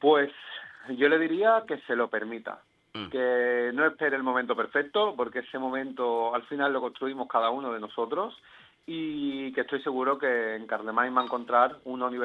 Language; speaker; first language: Spanish; native; Spanish